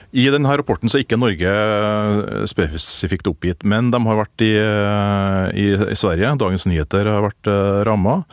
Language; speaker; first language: Norwegian; native; Norwegian